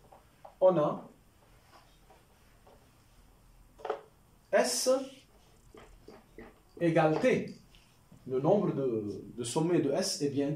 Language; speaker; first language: French; non-native, local second language; Arabic